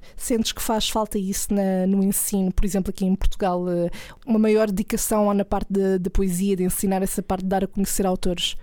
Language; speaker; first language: Portuguese; native; Portuguese